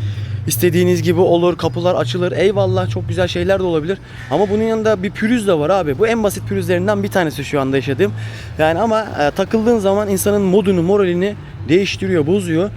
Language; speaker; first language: Turkish; native; Turkish